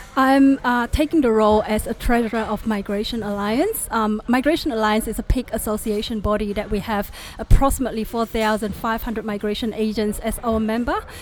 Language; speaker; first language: English; non-native, fluent; Indonesian